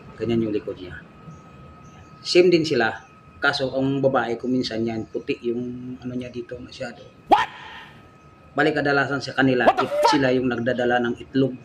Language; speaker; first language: Filipino; non-native, local second language; Cebuano